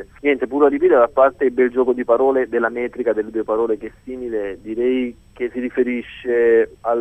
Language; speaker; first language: Italian; native; Italian